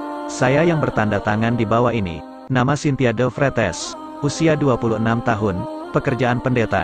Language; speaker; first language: Indonesian; native; Indonesian